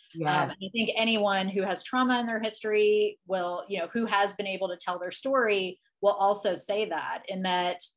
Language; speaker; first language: English; native; English